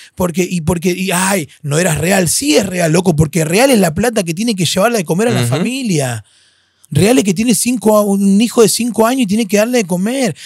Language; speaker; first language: Spanish; native; Spanish